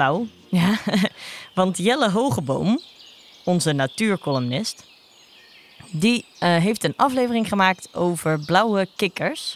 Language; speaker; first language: Dutch; native; Dutch